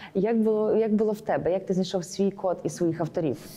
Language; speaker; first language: Ukrainian; native; Ukrainian